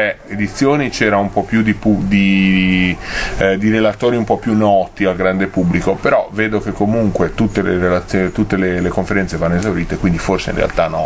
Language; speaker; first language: Italian; native; Italian